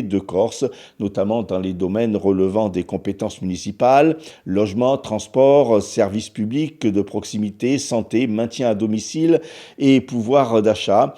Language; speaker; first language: French; native; French